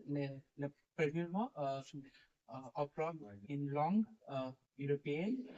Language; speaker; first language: French; non-native, learner; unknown